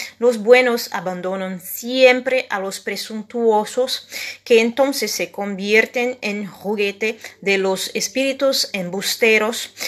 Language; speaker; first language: Spanish; non-native, fluent; Portuguese